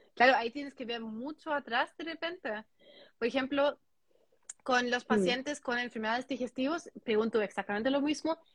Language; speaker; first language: Spanish; non-native, fluent; German